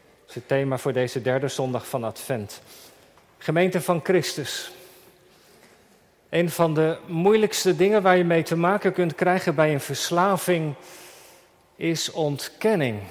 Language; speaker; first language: Dutch; native; Dutch